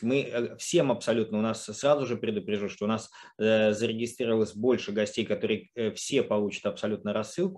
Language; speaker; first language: Russian; native; Russian